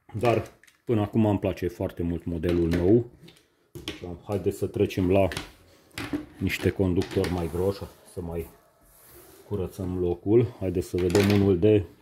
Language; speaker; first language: Romanian; non-native, local second language; Hungarian